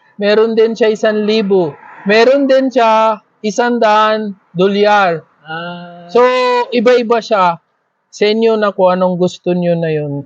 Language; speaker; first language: Filipino; non-native, learner; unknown